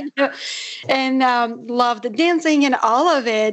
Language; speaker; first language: English; non-native, fluent; Armenian